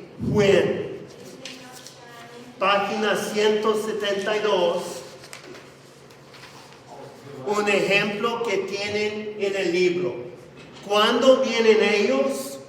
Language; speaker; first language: Spanish; non-native, fluent; English